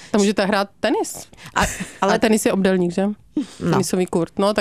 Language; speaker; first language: Czech; native; Czech